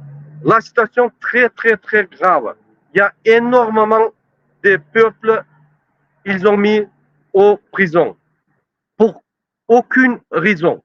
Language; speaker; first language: French; non-native, learner; Turkmen